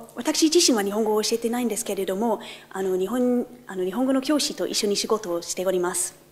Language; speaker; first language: Japanese; non-native, fluent; English